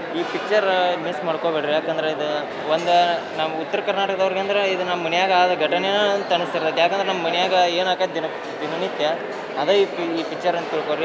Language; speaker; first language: Kannada; native; Kannada